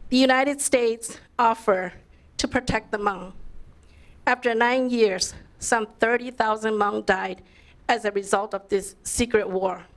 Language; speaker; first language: English; early bilingual, other home language; Lao